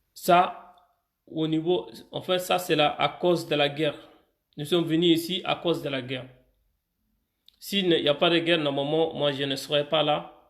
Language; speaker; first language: French; non-native, fluent; Arabic